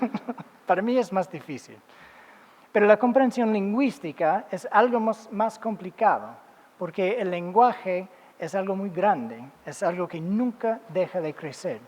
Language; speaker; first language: Spanish; non-native, fluent; English